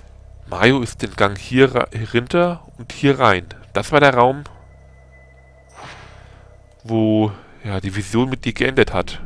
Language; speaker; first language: German; native; German